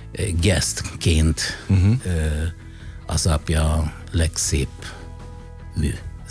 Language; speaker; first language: Hungarian; non-native, fluent; Italian